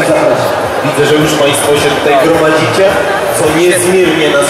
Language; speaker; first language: Polish; native; Polish